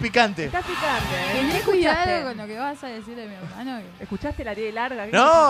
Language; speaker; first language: Spanish; native; Spanish